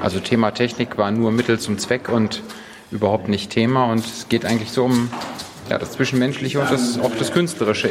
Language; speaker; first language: German; native; German